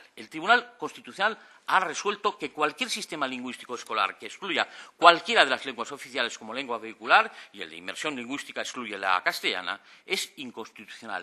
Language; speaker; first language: Spanish; native; Spanish